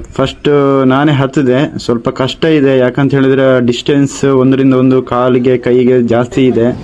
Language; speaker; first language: Kannada; non-native, local second language; Tulu